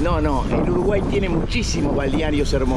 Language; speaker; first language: Spanish; native; Spanish